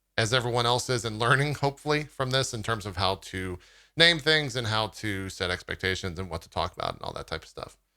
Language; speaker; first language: English; native; English